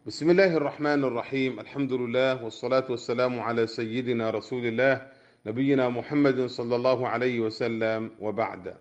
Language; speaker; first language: Arabic; native; Arabic